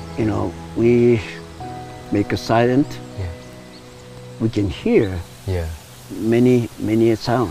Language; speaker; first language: English; non-native, learner; Japanese